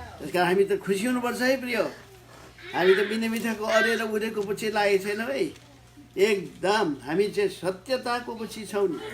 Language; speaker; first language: Nepali; native; Nepali